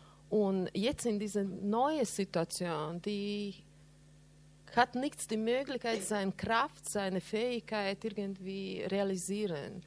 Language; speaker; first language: German; non-native, learner; Latvian